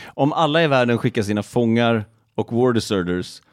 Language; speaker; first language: English; non-native, fluent; Swedish